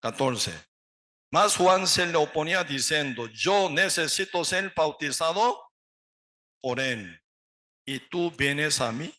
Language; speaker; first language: Spanish; non-native, learner; Korean